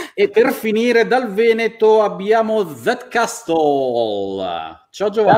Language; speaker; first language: Italian; native; Italian